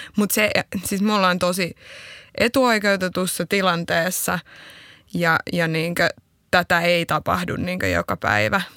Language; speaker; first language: Finnish; early bilingual, other home language; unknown